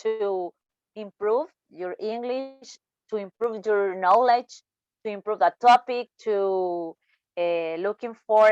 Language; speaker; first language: English; non-native, learner; Spanish